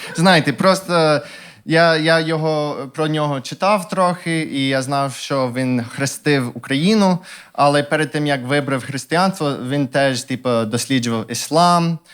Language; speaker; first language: Ukrainian; non-native, fluent; English